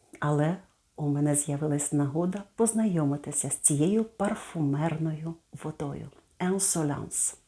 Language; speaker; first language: Ukrainian; native; Ukrainian